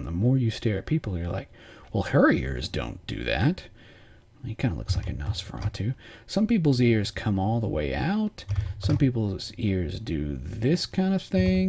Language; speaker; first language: English; native; English